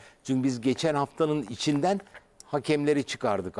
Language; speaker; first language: Turkish; native; Turkish